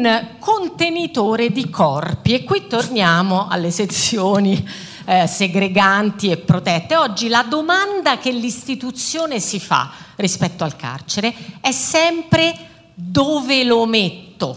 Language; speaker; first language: Italian; native; Italian